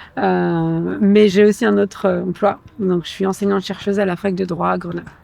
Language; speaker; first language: French; native; French